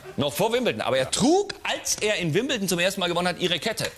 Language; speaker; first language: German; native; German